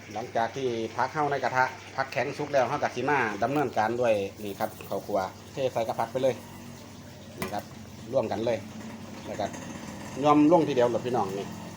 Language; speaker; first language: Thai; native; Thai